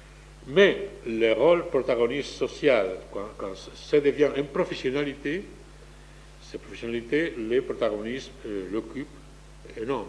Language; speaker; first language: French; non-native, fluent; Spanish